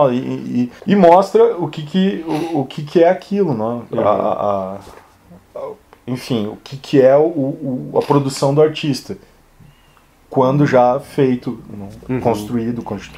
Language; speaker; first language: Portuguese; native; Portuguese